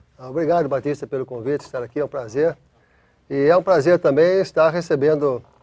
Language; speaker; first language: Portuguese; native; Portuguese